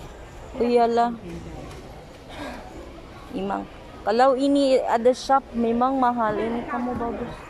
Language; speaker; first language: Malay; non-native, learner; Filipino